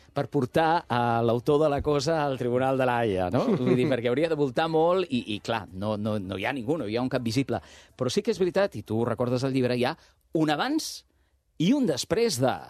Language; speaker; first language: Catalan; native; Catalan